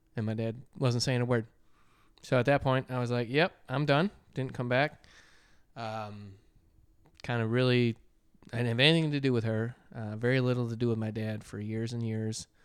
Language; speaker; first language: English; native; English